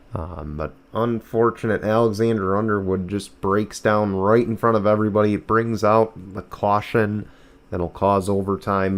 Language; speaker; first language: English; native; English